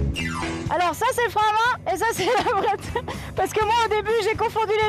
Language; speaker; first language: French; native; French